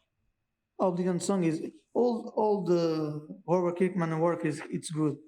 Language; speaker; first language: English; non-native, learner; Portuguese